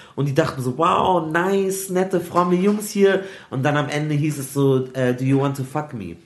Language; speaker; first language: German; early bilingual, other home language; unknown